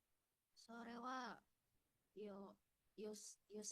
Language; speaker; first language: Japanese; non-native, learner; Indonesian